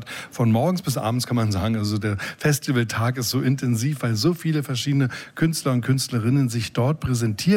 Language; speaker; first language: German; native; German